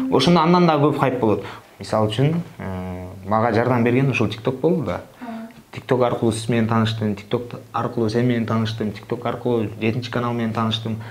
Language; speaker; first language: Kyrgyz; non-native, local second language; Russian